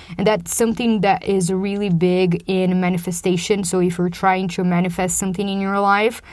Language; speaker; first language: English; non-native, fluent; Portuguese